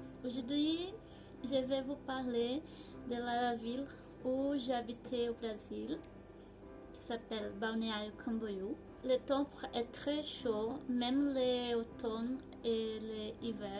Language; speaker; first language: French; non-native, learner; Portuguese